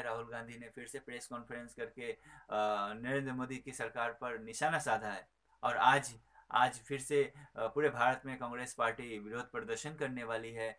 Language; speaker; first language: Hindi; native; Hindi